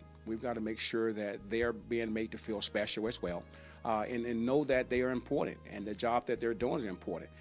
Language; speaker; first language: English; native; English